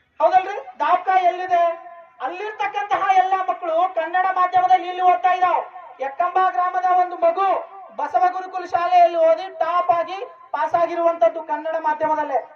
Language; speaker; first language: Kannada; native; Kannada